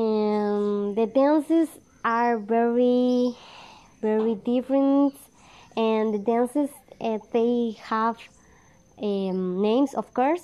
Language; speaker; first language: English; non-native, learner; Spanish